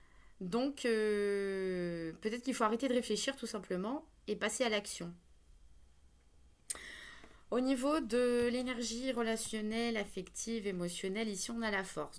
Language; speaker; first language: French; native; French